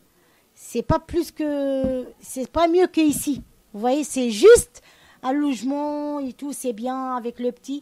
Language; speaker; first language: French; non-native, learner; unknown